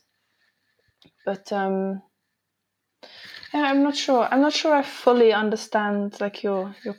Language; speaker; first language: English; native; English